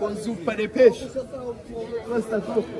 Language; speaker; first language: Italian; non-native, learner; Swahili